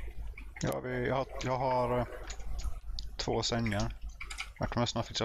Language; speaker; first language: Swedish; native; Swedish